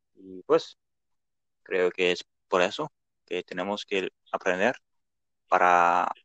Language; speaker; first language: Spanish; non-native, fluent; Dutch